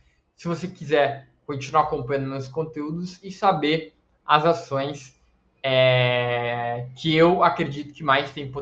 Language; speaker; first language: Portuguese; native; Portuguese